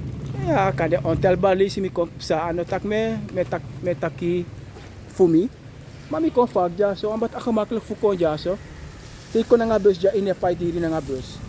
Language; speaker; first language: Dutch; non-native, local second language; Sranan Tongo